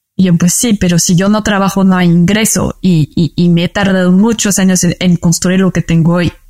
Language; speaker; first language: Spanish; non-native, fluent; French